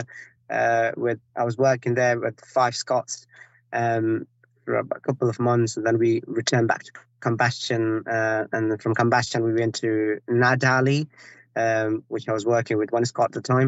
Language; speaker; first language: English; non-native, fluent; Persian